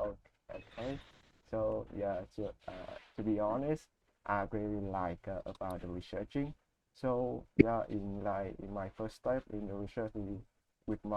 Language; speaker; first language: English; non-native, learner; Vietnamese